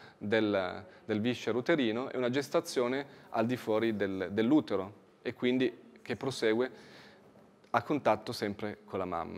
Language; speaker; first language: Italian; native; Italian